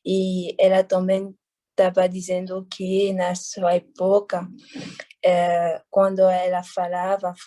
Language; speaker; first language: Portuguese; non-native, fluent; French